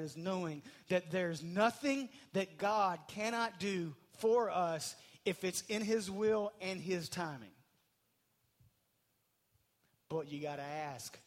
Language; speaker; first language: English; native; English